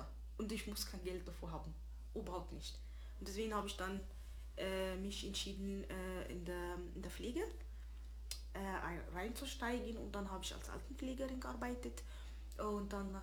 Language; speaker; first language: German; early bilingual, other home language; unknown